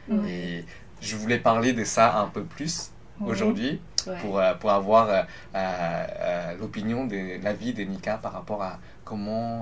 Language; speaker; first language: French; non-native, learner; Lao